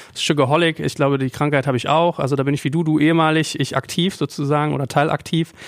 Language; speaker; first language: German; native; German